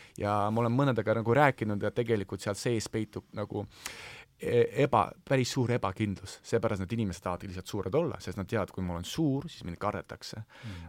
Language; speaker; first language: Estonian; non-native, local second language; Russian